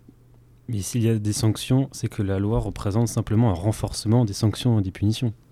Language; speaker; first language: French; native; French